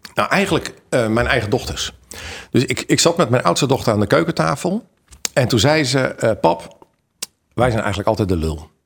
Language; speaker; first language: Dutch; native; Dutch